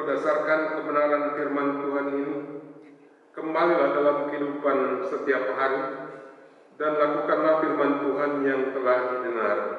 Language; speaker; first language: Indonesian; native; Indonesian